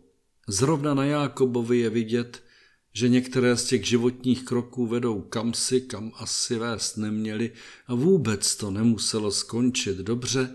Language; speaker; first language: Czech; native; Czech